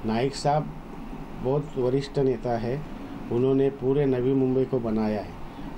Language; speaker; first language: Hindi; non-native, local second language; Marathi